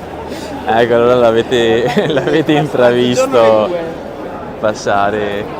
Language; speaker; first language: Italian; native; Italian